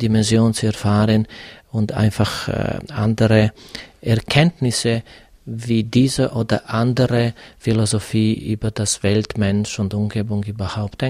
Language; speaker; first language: German; non-native, fluent; Serbian